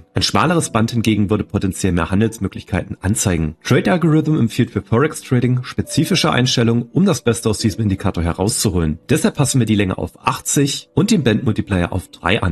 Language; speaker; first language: German; native; German